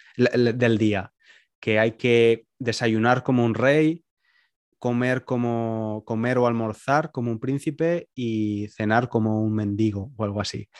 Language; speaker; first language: Spanish; native; Spanish